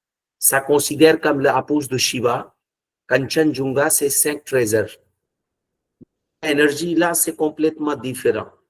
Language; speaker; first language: French; non-native, fluent; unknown